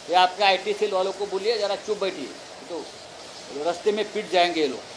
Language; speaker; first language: Hindi; non-native, local second language; Marathi